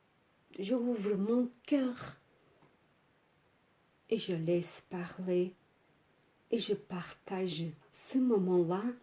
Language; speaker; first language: French; non-native, fluent; Portuguese